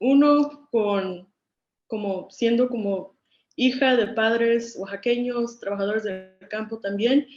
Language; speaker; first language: Spanish; early bilingual, other home language; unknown